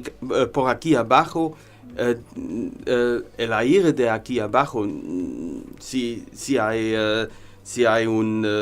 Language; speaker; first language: Spanish; non-native, learner; German